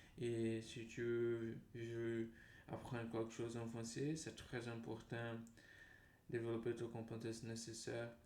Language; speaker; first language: French; non-native, learner; Portuguese